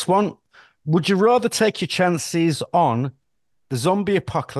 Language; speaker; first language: English; native; English